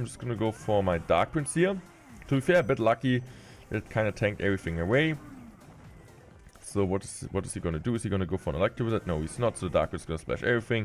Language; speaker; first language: English; non-native, fluent; German